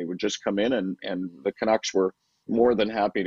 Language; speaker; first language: English; native; English